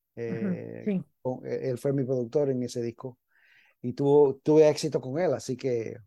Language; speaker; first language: Spanish; early bilingual, heritage; Spanish